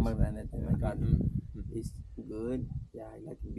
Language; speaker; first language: English; non-native, learner; Spanish